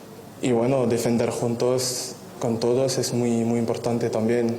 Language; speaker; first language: Spanish; non-native, fluent; French